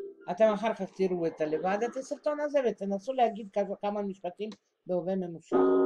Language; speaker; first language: Hebrew; non-native, fluent; Russian